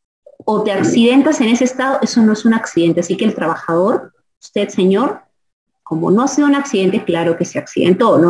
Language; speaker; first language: Spanish; native; Spanish